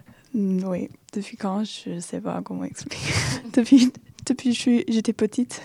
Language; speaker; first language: French; non-native, fluent; Chinese